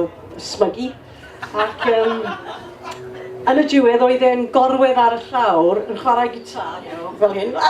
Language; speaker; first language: Welsh; non-native, local second language; English